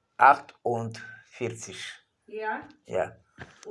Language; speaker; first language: German; non-native, learner; Ukrainian